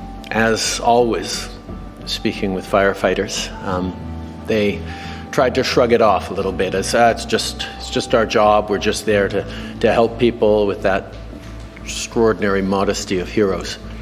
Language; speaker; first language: English; native; English